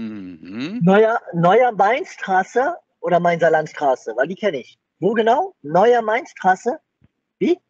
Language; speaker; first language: German; native; German